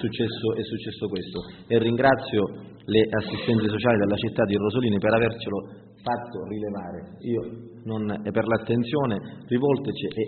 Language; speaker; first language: Italian; native; Italian